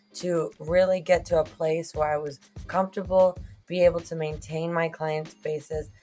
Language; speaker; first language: English; early bilingual, other home language; Spanish